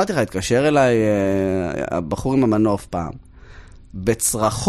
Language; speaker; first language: Hebrew; native; Hebrew